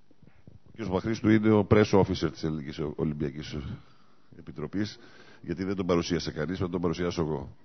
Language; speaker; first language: Greek; native; Greek